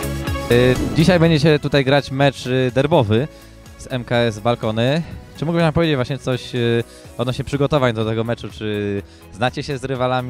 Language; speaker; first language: Polish; native; Polish